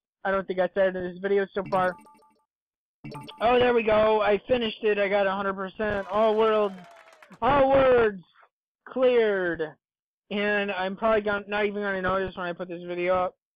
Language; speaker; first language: English; native; English